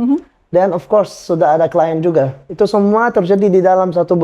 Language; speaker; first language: Indonesian; non-native, fluent; Arabic